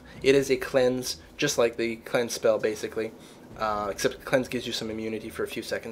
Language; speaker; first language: English; native; English